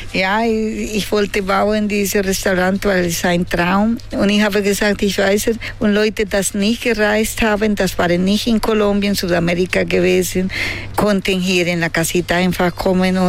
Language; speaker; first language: German; non-native, learner; Spanish